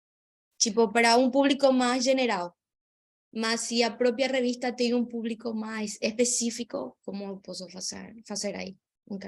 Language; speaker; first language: Portuguese; non-native, fluent; Spanish